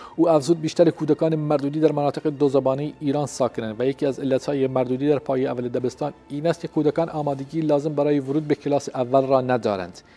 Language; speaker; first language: Persian; non-native, local second language; Central Kurdish